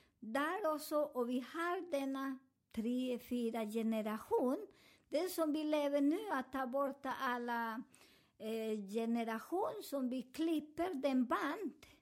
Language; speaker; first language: Swedish; non-native, fluent; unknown